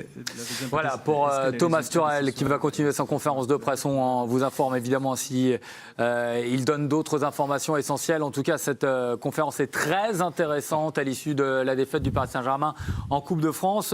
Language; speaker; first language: French; native; French